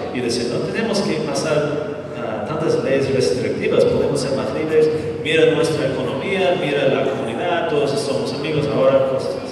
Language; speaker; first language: Spanish; non-native, fluent; English